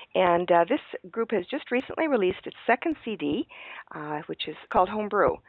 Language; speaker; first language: English; early bilingual, other home language; Ukrainian